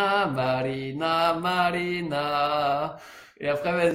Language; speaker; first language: French; native; French